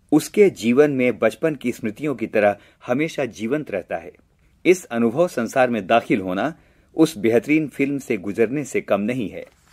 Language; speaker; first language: Hindi; native; Hindi